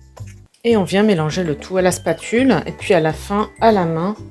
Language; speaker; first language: French; native; French